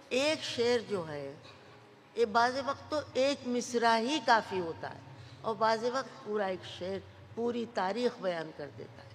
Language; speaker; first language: Urdu; native; Urdu